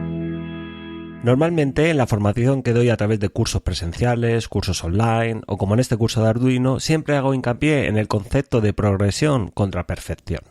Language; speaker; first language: Spanish; native; Spanish